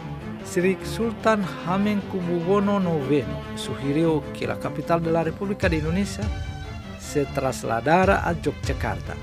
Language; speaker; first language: Spanish; non-native, fluent; Indonesian